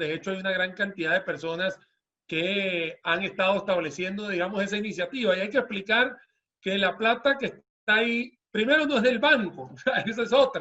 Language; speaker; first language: Spanish; native; Spanish